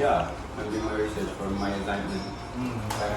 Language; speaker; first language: English; non-native, local second language; Indonesian